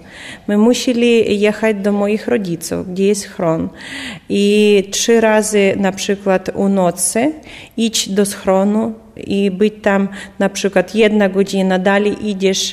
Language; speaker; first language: Polish; non-native, learner; Ukrainian